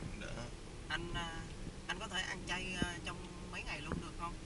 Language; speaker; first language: Vietnamese; native; Vietnamese